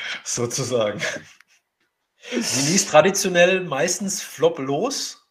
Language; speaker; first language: German; native; German